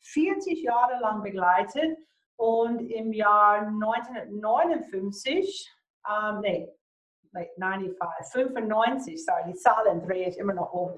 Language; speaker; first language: German; non-native, fluent; English